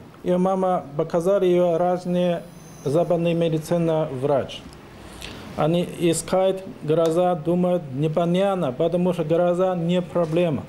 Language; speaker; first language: Russian; non-native, learner; Chinese